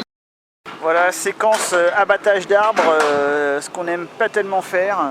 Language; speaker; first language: French; native; French